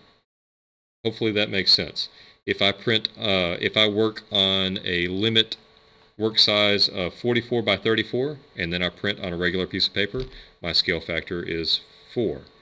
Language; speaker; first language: English; native; English